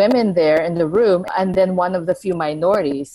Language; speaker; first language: English; non-native, local second language; Filipino